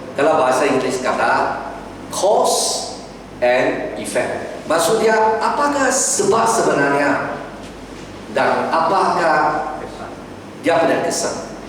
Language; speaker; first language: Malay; non-native, local second language; Chinese